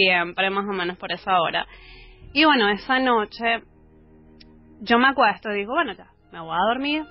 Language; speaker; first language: Spanish; native; Spanish